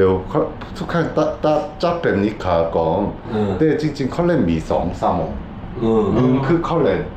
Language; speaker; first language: Thai; non-native, learner; Korean